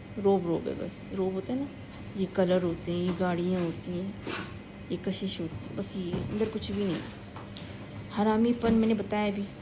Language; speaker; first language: Urdu; native; Urdu